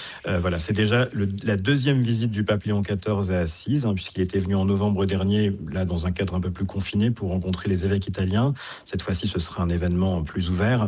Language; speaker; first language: French; native; French